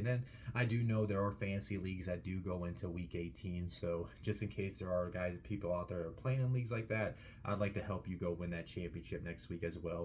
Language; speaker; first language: English; native; English